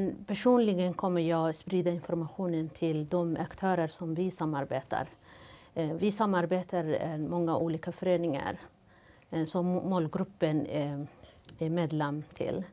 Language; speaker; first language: Swedish; non-native, fluent; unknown